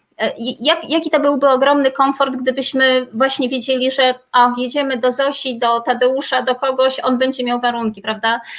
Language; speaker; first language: Polish; native; Polish